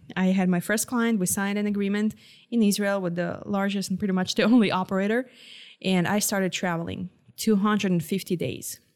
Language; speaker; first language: English; non-native, fluent; Hebrew